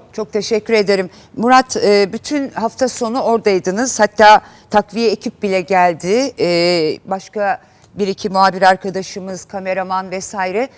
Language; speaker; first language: Turkish; native; Turkish